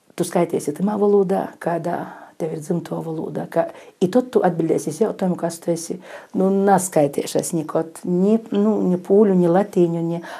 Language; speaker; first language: Latvian; native; Latvian